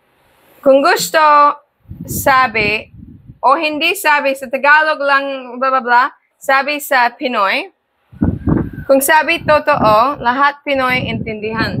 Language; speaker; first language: Filipino; non-native, learner; English